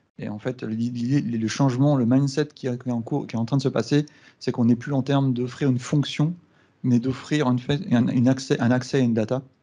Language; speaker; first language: French; native; French